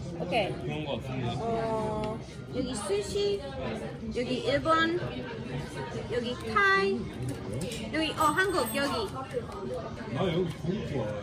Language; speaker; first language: Korean; non-native, learner; English